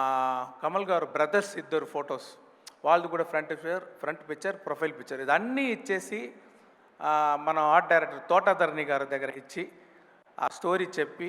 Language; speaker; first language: Telugu; non-native, local second language; Tamil